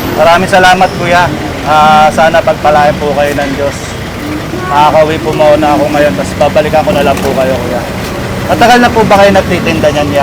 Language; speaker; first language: Filipino; native; Filipino